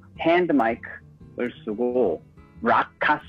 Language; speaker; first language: Korean; early bilingual, heritage; English